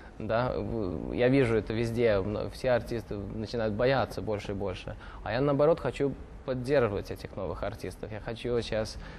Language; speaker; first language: Russian; early bilingual, heritage; Russian